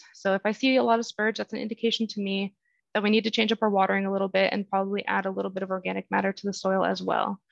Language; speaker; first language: English; native; English